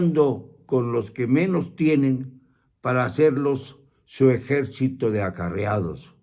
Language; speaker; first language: Spanish; native; Spanish